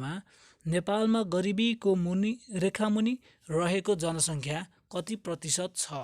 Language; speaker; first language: Nepali; native; Nepali